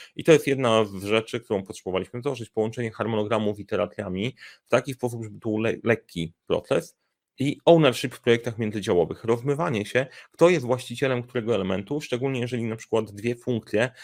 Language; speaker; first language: Polish; native; Polish